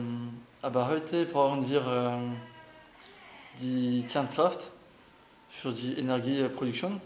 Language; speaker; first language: German; non-native, learner; French